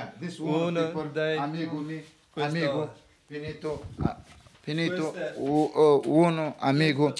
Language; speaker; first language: Italian; non-native, learner; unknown